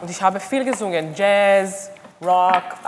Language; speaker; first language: German; non-native, learner; Hebrew